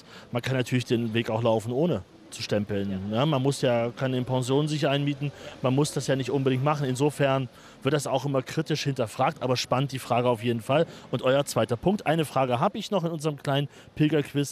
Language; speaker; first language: German; native; German